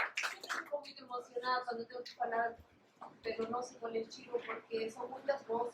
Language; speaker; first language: Portuguese; non-native, fluent; Spanish